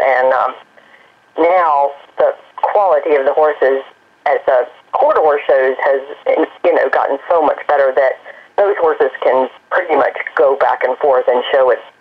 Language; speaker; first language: English; native; English